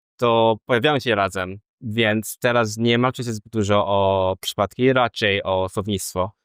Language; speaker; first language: Polish; non-native, fluent; Cantonese